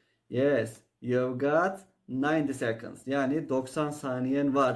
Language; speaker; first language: English; non-native, fluent; Turkish